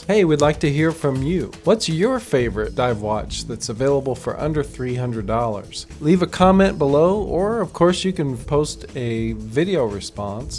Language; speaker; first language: English; native; English